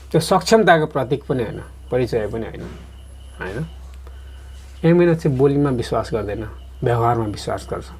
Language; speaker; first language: Nepali; non-native, local second language; Limbu